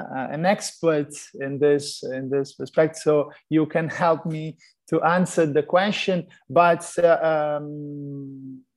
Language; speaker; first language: English; non-native, fluent; Italian